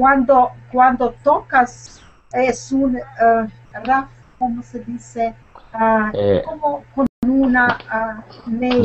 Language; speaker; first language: Spanish; non-native, learner; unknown